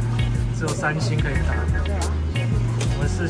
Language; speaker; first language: Chinese; native; Chinese